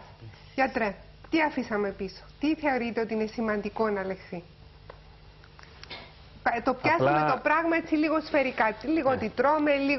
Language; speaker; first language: Greek; native; Greek